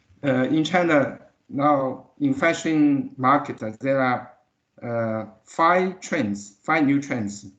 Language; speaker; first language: English; non-native, learner; Chinese